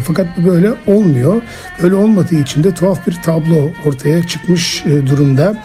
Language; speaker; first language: Turkish; native; Turkish